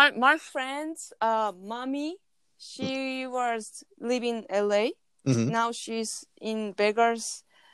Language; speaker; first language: English; non-native, learner; Japanese